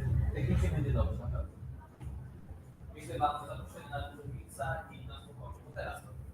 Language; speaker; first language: Polish; native; Polish